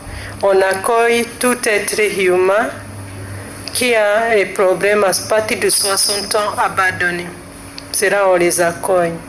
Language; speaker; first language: French; non-native, fluent; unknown